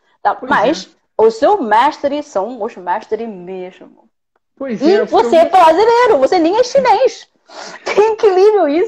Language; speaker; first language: Portuguese; non-native, fluent; Chinese